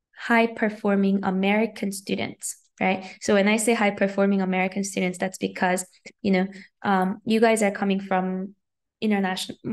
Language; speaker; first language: English; native; English